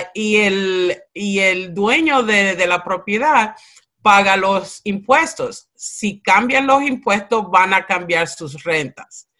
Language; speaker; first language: Spanish; early bilingual, other home language; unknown